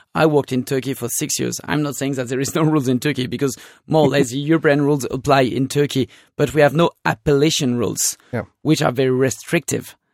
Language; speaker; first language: English; non-native, fluent; French